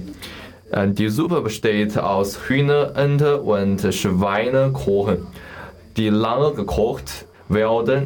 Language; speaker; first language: German; non-native, learner; Chinese